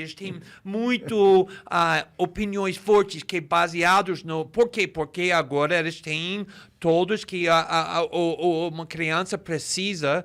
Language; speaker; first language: Portuguese; non-native, fluent; English